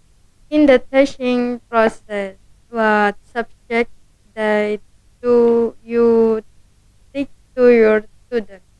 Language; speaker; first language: English; non-native, learner; Indonesian